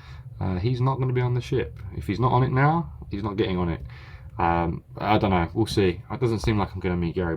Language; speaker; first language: English; native; English